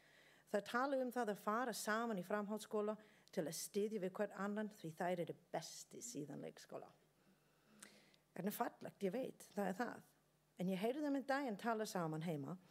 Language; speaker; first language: Icelandic; non-native, learner; English